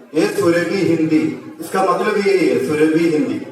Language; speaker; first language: Hindi; non-native, local second language; Malayalam